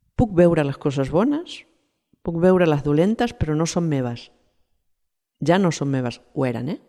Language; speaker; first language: Catalan; non-native, fluent; Spanish